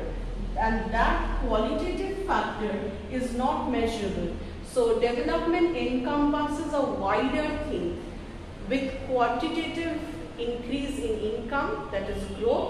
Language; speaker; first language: English; non-native, local second language; Bangla